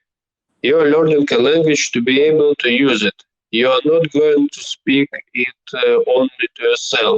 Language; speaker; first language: English; non-native, learner; Belarusian